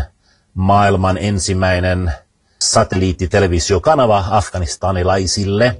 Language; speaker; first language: Finnish; early bilingual, heritage; Finnish